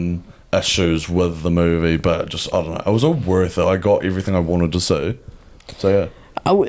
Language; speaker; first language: English; native; English